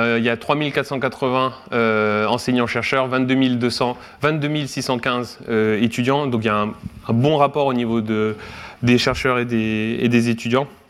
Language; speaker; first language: French; native; French